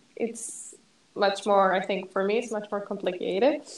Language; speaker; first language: English; non-native, fluent; Arabic